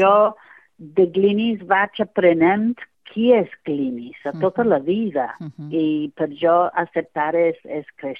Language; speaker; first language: Catalan; non-native, fluent; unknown